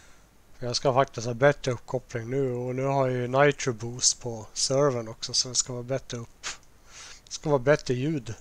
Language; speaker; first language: Swedish; native; Swedish